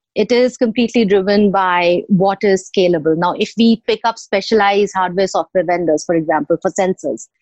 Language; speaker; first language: English; non-native, local second language; Odia